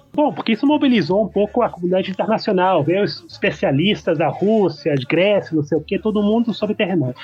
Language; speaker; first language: Portuguese; early bilingual, heritage; Portuguese